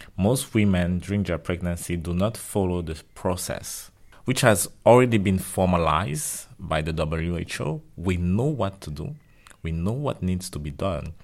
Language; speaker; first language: English; non-native, local second language; French